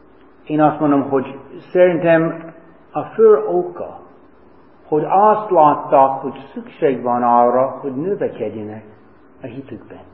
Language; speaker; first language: Hungarian; non-native, fluent; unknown